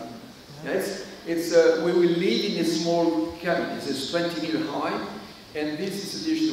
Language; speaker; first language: English; non-native, learner; French